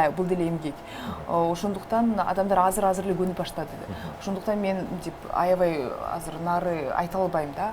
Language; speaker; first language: Kyrgyz; non-native, local second language; Russian